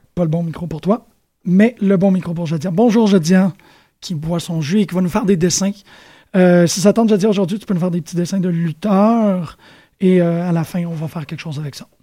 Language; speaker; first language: French; native; French